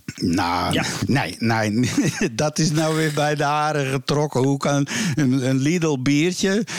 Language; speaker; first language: Dutch; native; Dutch